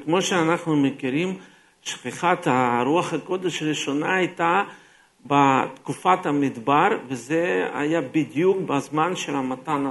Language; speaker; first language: Hebrew; non-native, fluent; Russian